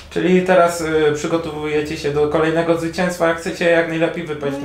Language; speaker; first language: Polish; native; Polish